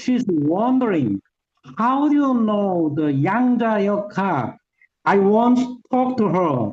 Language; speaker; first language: English; non-native, learner; Korean